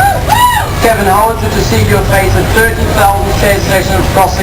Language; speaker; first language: English; native; English